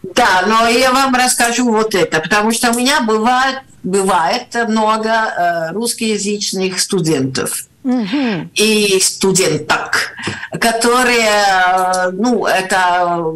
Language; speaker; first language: Russian; non-native, fluent; Italian